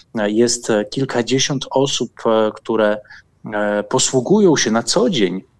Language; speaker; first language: Polish; native; Polish